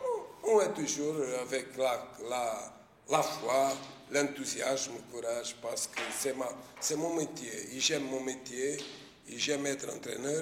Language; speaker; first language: French; non-native, fluent; Portuguese